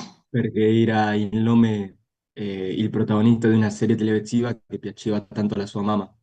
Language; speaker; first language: Italian; non-native, learner; Spanish